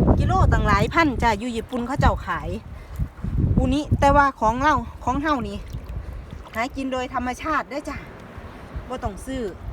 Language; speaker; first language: Thai; native; Thai